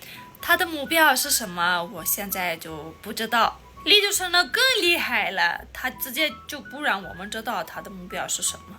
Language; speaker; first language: Chinese; non-native, fluent; Armenian